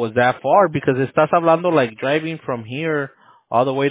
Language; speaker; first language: English; early bilingual, other home language; Spanish